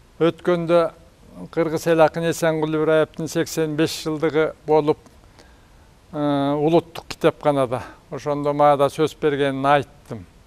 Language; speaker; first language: Kyrgyz; native; Kyrgyz